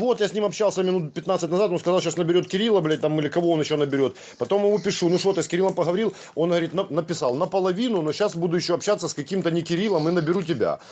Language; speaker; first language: Russian; native; Russian